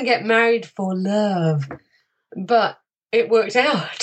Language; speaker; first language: English; native; English